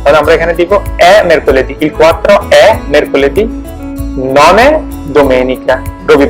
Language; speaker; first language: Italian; non-native, fluent; Bangla